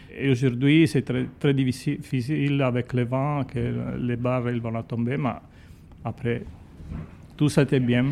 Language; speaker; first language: French; non-native, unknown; Italian